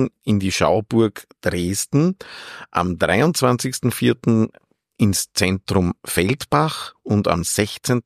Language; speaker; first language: German; native; German